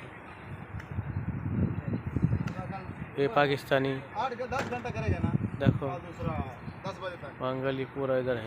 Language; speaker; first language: Hindi; non-native, fluent; Bangla